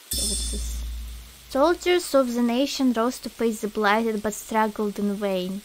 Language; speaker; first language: English; non-native, fluent; Russian